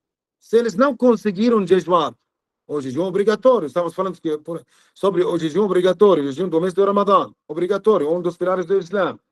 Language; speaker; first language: Portuguese; non-native, fluent; Arabic